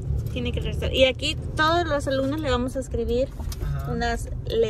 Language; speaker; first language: Spanish; native; Spanish